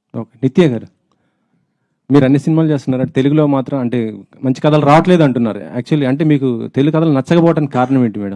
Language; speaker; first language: Telugu; native; Telugu